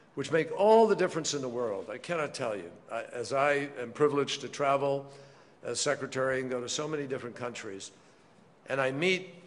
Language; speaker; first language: English; native; English